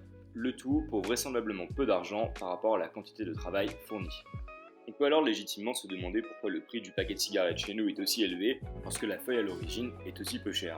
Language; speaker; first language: French; native; French